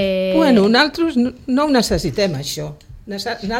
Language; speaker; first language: Catalan; native; Catalan